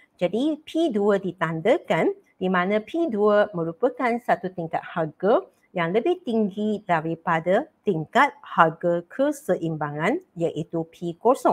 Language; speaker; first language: Malay; non-native, local second language; Chinese